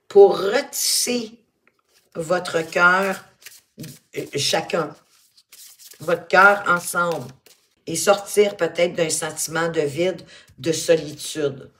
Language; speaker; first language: French; native; French